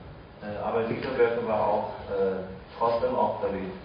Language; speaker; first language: German; non-native, fluent; Chinese